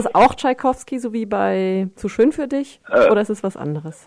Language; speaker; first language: German; native; German